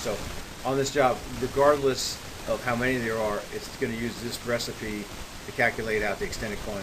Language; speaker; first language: English; native; English